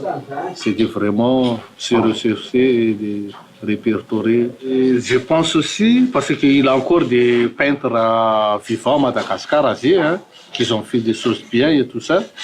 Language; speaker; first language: French; non-native, local second language; Malagasy